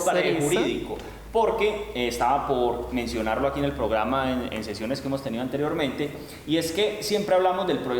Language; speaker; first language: Spanish; native; Spanish